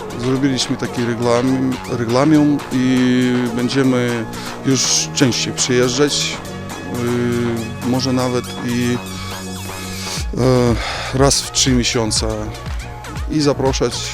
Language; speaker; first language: Polish; non-native, learner; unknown